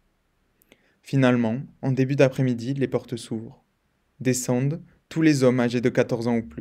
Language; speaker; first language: French; native; French